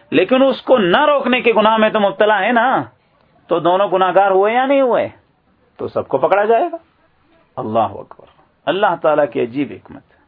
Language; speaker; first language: Urdu; native; Urdu